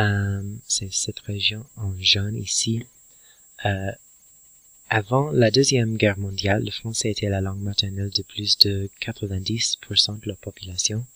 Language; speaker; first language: French; non-native, learner; English